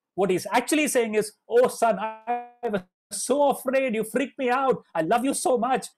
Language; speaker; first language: English; non-native, local second language; Malayalam